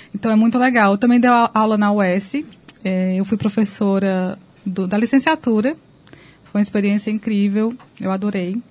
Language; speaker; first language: Portuguese; native; Portuguese